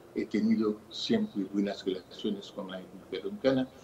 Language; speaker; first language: Spanish; non-native, fluent; Haitian Creole